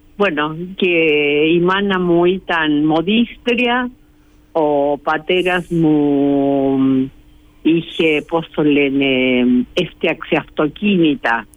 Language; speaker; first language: Greek; early bilingual, heritage; Greek